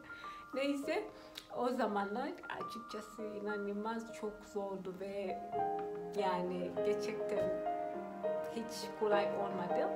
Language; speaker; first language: Turkish; non-native, fluent; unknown